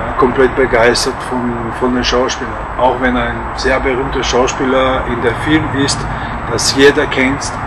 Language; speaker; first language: German; non-native, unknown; French